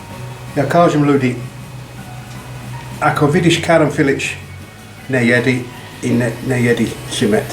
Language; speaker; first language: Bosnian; non-native, learner; English